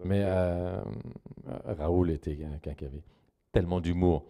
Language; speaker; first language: French; native; French